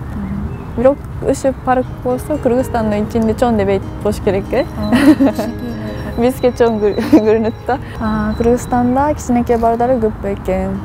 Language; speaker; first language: Kyrgyz; non-native, fluent; Japanese